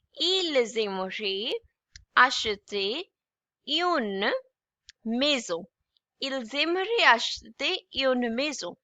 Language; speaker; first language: French; non-native, fluent; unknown